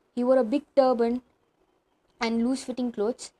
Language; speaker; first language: English; non-native, local second language; Tamil